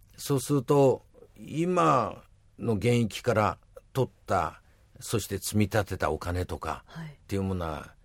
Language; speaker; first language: Japanese; native; Japanese